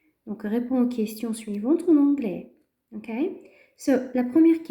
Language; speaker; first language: French; non-native, fluent; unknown